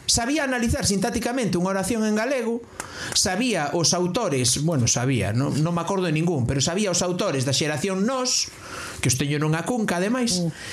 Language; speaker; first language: Galician; non-native, local second language; Spanish